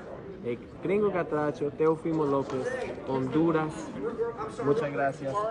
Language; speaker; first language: Spanish; early bilingual, heritage; English